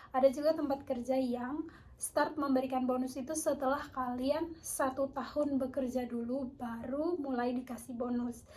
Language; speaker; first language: Indonesian; native; Indonesian